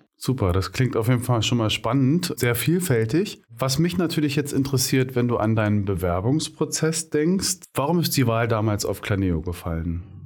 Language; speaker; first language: German; native; German